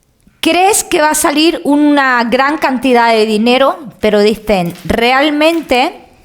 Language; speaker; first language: Spanish; native; Spanish